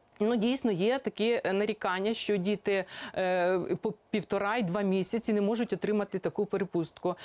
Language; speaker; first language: Ukrainian; native; Ukrainian